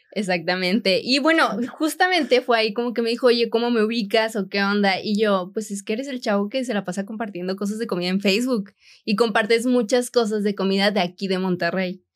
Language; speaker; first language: Spanish; native; Spanish